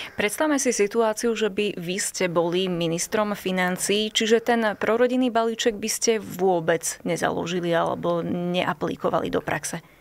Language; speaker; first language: Slovak; native; Slovak